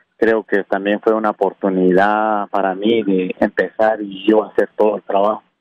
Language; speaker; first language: Spanish; non-native, local second language; Kʼicheʼ